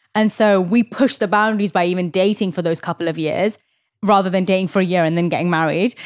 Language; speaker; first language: English; early bilingual, other home language; Hindi